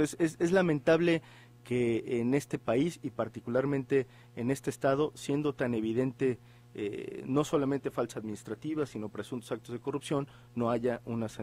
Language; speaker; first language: Spanish; native; Spanish